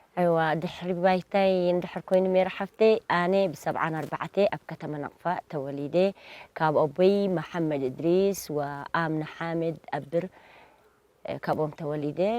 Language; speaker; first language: Tigrinya; non-native, local second language; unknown